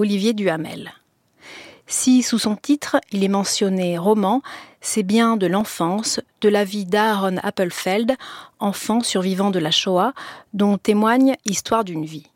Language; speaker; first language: French; native; French